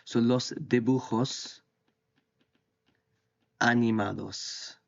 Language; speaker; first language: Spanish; non-native, fluent; English